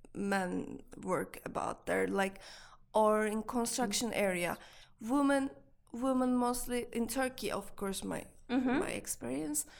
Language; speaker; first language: English; non-native, learner; Turkish